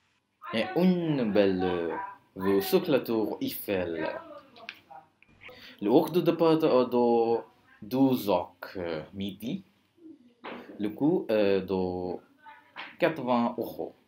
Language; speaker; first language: French; non-native, learner; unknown